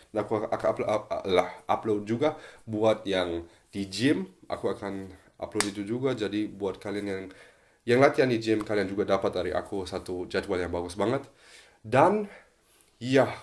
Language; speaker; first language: Indonesian; non-native, fluent; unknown